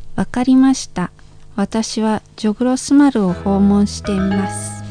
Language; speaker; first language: Japanese; non-native, learner; Indonesian